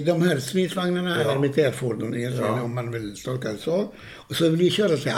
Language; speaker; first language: Swedish; non-native, fluent; Arabic